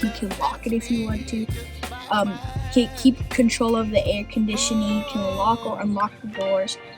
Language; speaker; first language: English; native; English